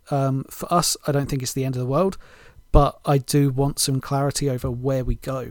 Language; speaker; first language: English; native; English